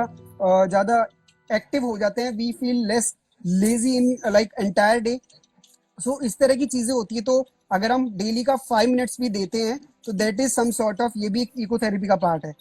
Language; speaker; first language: Hindi; native; Hindi